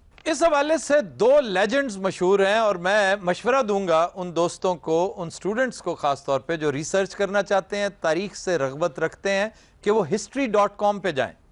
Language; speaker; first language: Urdu; native; Urdu